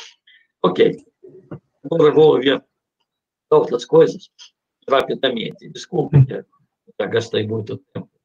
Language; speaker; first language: Portuguese; non-native, fluent; Russian